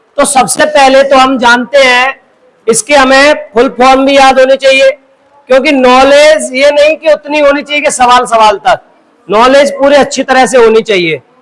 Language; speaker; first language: Hindi; native; Hindi